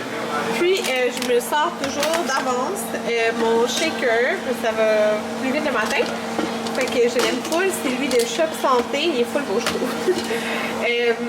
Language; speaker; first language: French; native; French